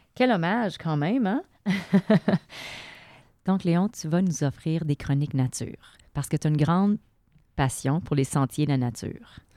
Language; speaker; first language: French; native; French